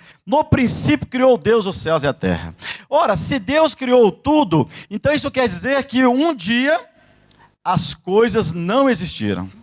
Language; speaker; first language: Portuguese; native; Portuguese